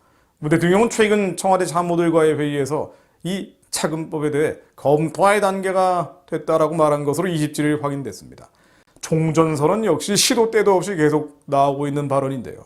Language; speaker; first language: Korean; native; Korean